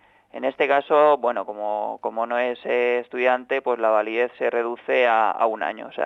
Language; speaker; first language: Spanish; native; Spanish